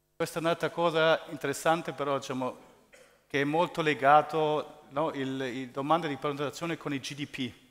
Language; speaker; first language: Italian; early bilingual, heritage; German